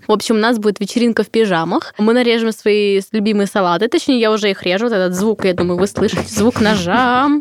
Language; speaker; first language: Russian; native; Russian